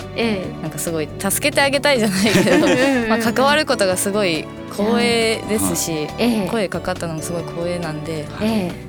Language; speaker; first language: Japanese; native; Japanese